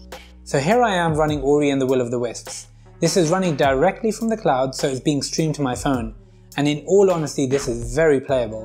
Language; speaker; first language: English; native; English